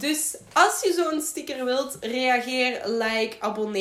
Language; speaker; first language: Dutch; native; Dutch